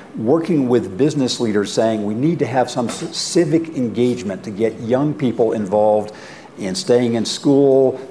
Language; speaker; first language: English; native; English